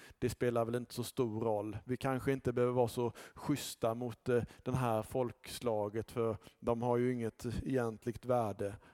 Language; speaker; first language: Swedish; native; Swedish